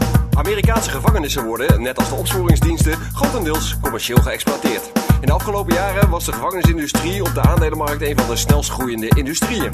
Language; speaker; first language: Dutch; native; Dutch